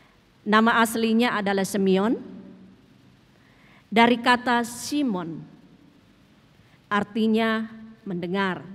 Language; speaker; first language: Indonesian; native; Indonesian